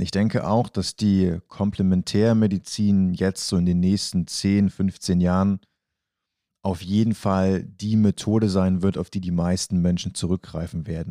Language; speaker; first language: German; native; German